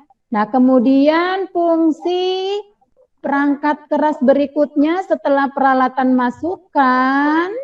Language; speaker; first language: Indonesian; native; Indonesian